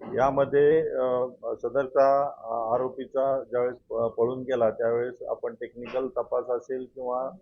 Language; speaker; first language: Marathi; native; Marathi